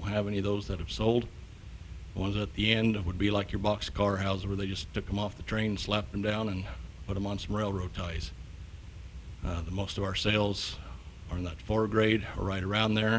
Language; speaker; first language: English; native; English